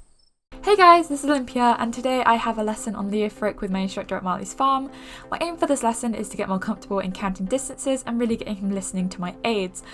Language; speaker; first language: English; native; English